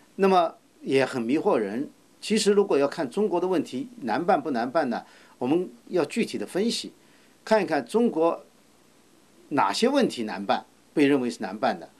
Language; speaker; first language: Chinese; native; Chinese